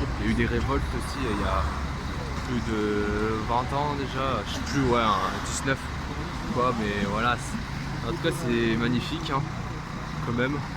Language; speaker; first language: French; native; French